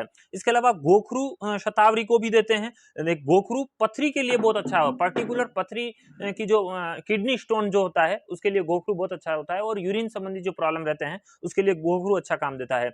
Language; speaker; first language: Hindi; native; Hindi